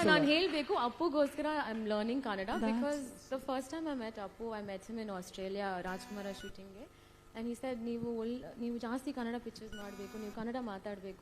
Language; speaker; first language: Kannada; non-native, learner; Tamil